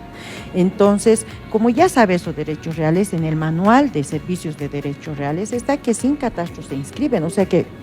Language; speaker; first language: Spanish; native; Spanish